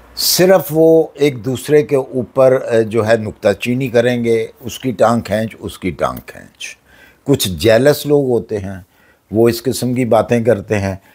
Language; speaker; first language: Urdu; non-native, local second language; Punjabi